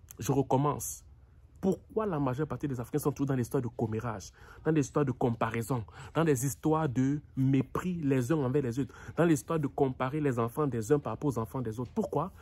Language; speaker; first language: French; native; French